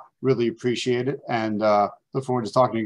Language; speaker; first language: English; native; English